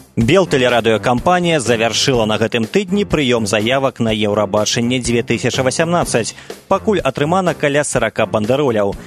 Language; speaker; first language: Belarusian; native; Belarusian